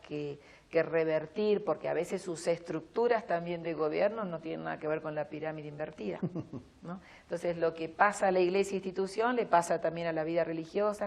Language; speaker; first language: Spanish; native; Spanish